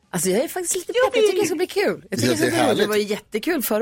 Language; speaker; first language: Swedish; native; Swedish